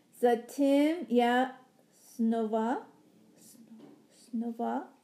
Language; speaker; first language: Russian; non-native, learner; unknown